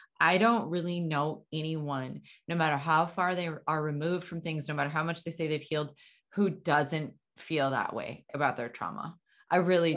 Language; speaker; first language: English; native; English